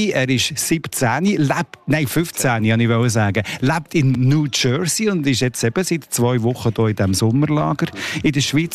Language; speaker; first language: German; native; German